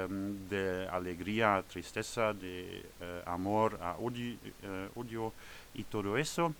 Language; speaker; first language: Spanish; non-native, fluent; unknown